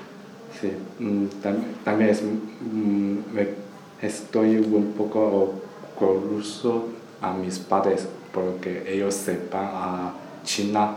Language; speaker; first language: Spanish; non-native, learner; Chinese